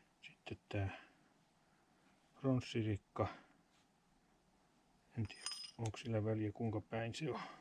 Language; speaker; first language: Finnish; native; Finnish